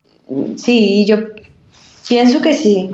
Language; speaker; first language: Catalan; non-native, learner; Spanish